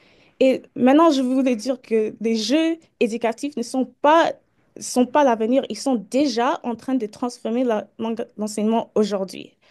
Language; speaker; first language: French; early bilingual, heritage; French